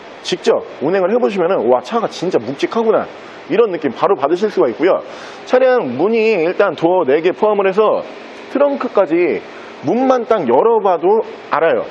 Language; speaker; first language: Korean; native; Korean